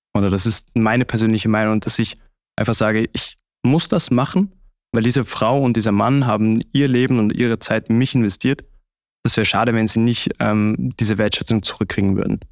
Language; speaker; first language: German; early bilingual, other home language; Turkish